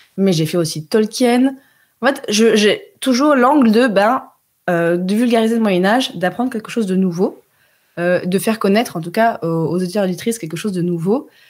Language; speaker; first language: French; early bilingual, heritage; French